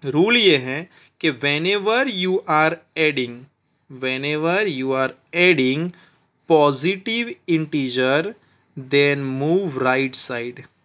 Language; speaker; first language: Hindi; non-native, local second language; Gujarati